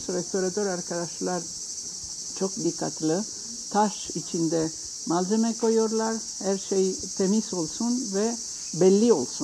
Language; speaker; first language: Turkish; non-native, learner; Italian